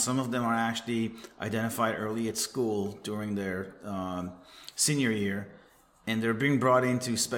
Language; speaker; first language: English; non-native, fluent; Hebrew